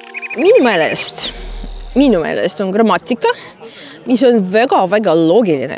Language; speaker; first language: Estonian; non-native, fluent; Russian